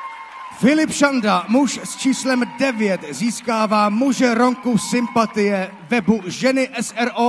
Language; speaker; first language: Czech; native; Czech